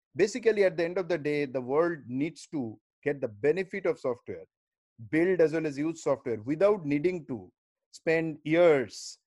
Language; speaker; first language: English; non-native, local second language; Bangla